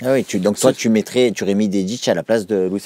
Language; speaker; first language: French; native; French